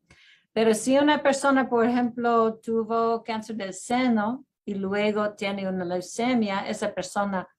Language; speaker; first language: Spanish; non-native, fluent; English